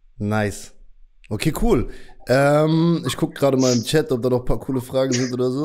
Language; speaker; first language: German; native; German